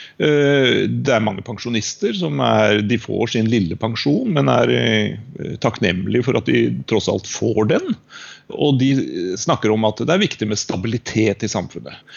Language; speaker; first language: Norwegian; native; Norwegian